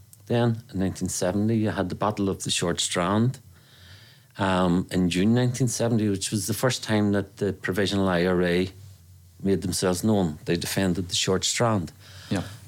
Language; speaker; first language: English; native; English